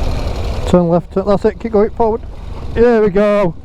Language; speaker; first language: English; native; English